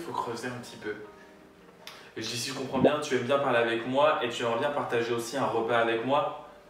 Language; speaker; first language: French; native; French